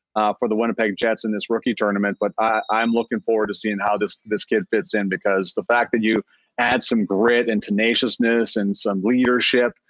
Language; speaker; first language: English; native; English